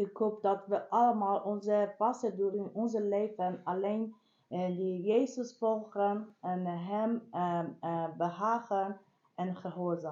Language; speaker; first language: Dutch; non-native, learner; Persian